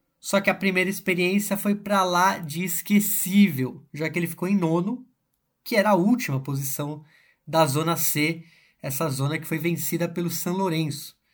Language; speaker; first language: Portuguese; native; Portuguese